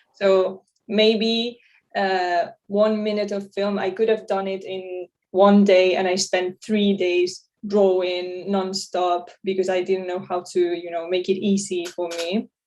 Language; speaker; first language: English; non-native, fluent; Spanish